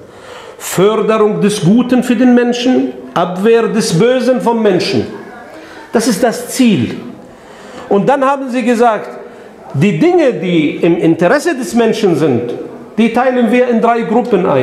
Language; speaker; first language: German; non-native, fluent; Arabic